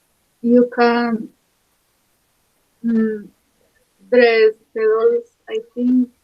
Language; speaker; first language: English; non-native, learner; Spanish